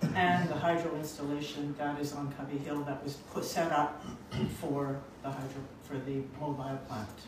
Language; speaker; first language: English; native; English